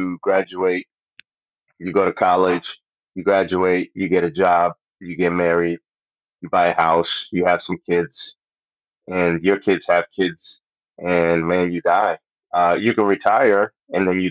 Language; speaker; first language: English; non-native, fluent; Spanish